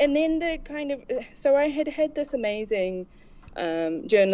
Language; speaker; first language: English; native; English